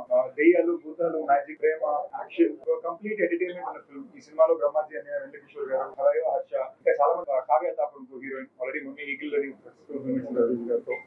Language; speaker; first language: Telugu; native; Telugu